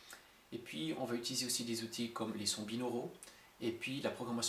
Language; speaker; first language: French; native; French